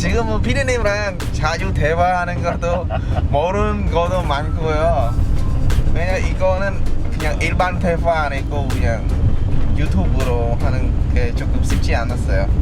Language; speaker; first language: Korean; non-native, learner; Khmer